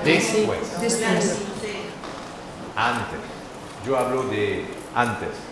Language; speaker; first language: Spanish; non-native, learner; French